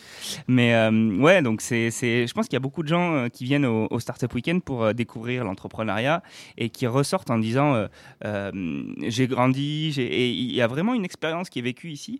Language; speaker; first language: French; native; French